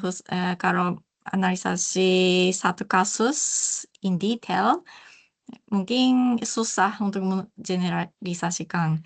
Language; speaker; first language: Indonesian; non-native, learner; Japanese